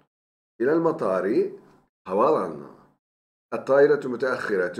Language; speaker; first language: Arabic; non-native, fluent; Turkish